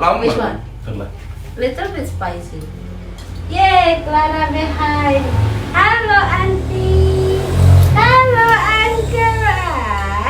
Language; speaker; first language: English; non-native, learner; Indonesian